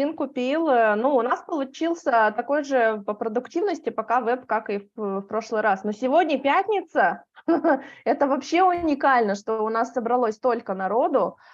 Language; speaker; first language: Russian; native; Russian